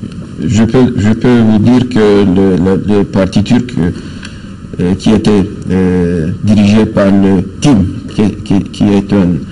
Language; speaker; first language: French; non-native, fluent; Turkish